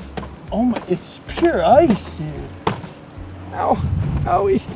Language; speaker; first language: English; native; English